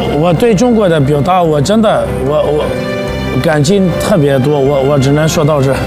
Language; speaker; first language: Chinese; non-native, fluent; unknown